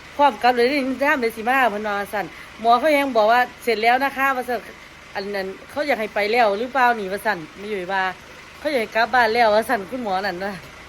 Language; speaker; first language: Thai; native; Thai